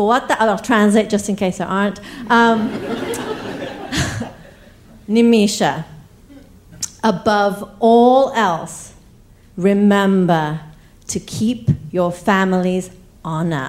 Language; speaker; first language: English; native; English